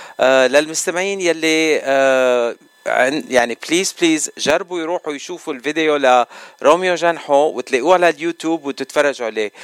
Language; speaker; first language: Arabic; native; Arabic